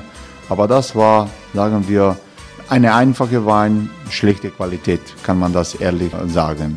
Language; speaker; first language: German; non-native, fluent; Croatian